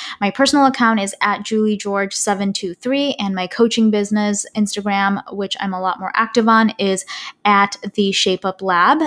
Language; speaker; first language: English; early bilingual, other home language; Malayalam